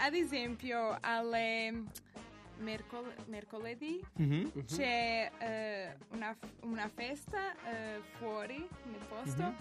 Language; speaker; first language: Italian; non-native, learner; Portuguese